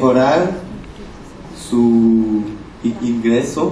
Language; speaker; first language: Spanish; non-native, learner; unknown